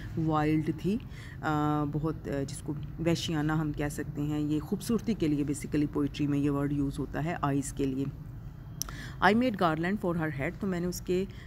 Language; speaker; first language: Urdu; non-native, local second language; Punjabi